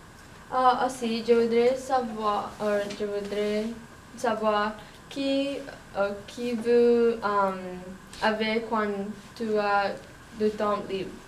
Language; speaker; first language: French; non-native, learner; English